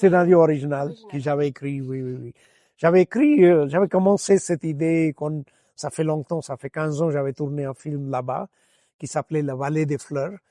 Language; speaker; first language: French; non-native, fluent; Gujarati